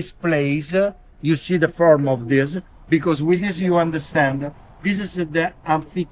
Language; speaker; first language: English; non-native, learner; Italian